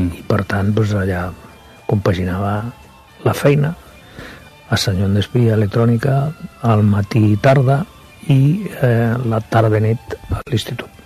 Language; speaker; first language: Catalan; non-native, local second language; Spanish